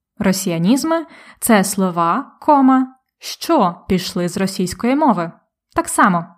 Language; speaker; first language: Ukrainian; native; Ukrainian